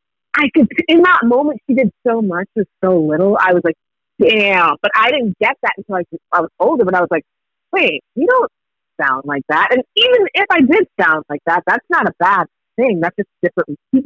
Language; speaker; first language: English; early bilingual, other home language; Swahili